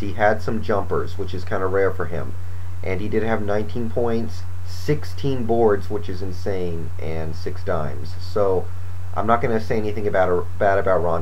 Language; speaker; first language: English; native; English